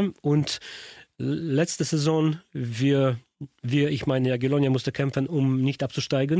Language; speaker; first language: German; non-native, learner; Polish